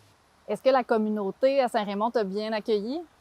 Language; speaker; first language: French; native; French